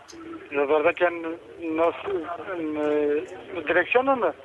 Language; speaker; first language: Spanish; non-native, learner; Turkish